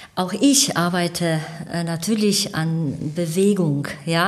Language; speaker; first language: German; native; German